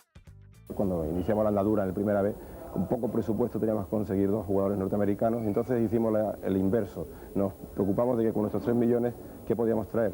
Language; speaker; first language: Spanish; native; Spanish